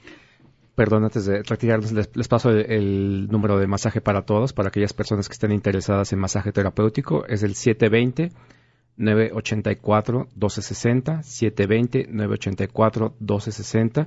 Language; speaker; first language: Spanish; native; Spanish